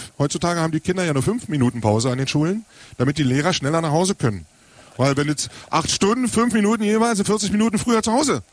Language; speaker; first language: German; native; German